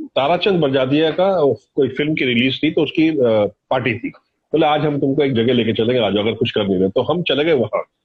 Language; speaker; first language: Hindi; native; Hindi